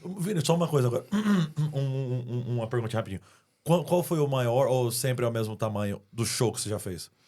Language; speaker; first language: Portuguese; native; Portuguese